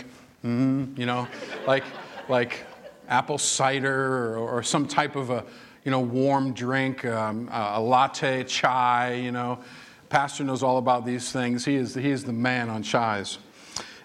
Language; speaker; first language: English; native; English